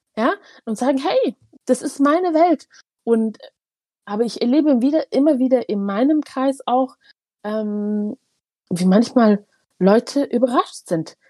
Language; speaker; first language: German; early bilingual, other home language; Tigrinya